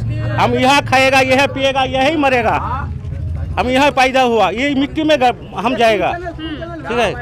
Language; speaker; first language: Hindi; non-native, local second language; Bangla